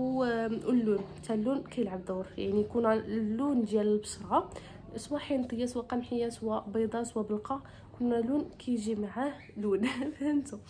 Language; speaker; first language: Arabic; native; Arabic